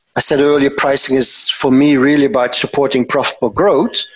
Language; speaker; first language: English; non-native, fluent; Dutch